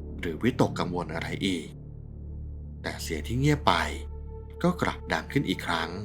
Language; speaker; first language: Thai; native; Thai